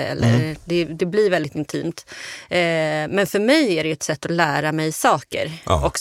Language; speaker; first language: Swedish; native; Swedish